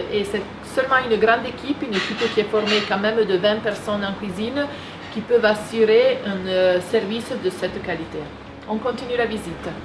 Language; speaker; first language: French; non-native, fluent; Italian